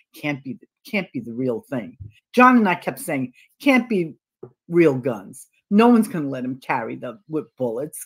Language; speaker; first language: English; native; English